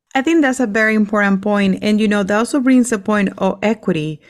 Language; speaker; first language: English; non-native, fluent; Spanish